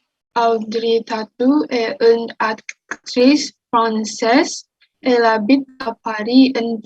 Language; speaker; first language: French; non-native, learner; Indonesian